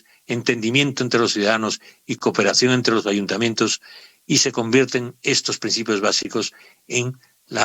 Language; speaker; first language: Spanish; native; Spanish